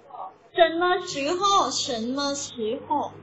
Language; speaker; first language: Chinese; non-native, fluent; Thai